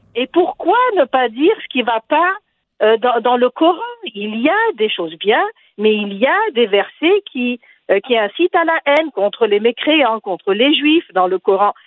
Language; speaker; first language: French; non-native, local second language; Arabic